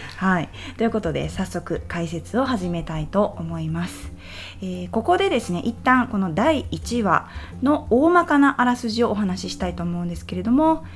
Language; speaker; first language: Japanese; native; Japanese